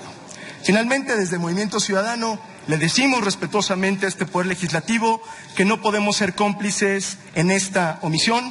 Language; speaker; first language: Spanish; native; Spanish